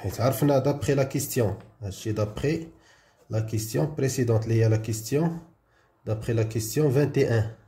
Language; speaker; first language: French; non-native, local second language; Arabic